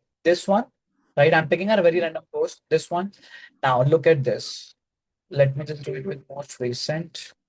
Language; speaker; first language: English; non-native, local second language; Hindi